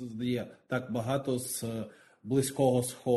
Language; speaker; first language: Ukrainian; non-native, local second language; Russian